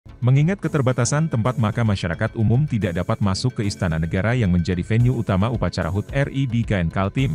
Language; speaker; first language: Indonesian; native; Indonesian